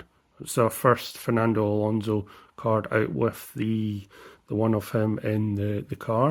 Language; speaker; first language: English; native; English